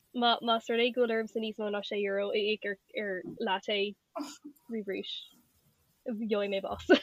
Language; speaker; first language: Irish; native; Irish